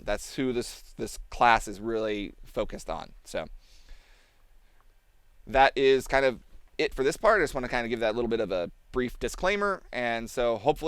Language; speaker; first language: English; native; English